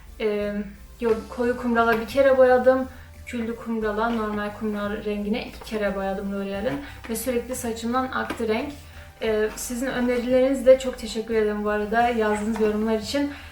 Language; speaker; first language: Turkish; early bilingual, other home language; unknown